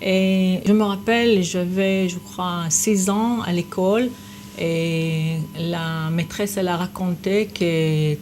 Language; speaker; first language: French; non-native, fluent; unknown